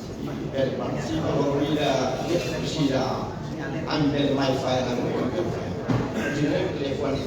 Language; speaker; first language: Portuguese; non-native, local second language; Tetum